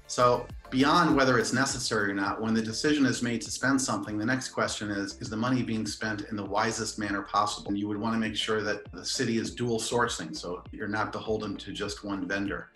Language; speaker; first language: English; native; English